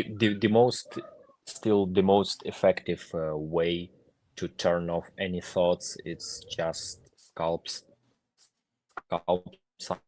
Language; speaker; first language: English; non-native, fluent; Ukrainian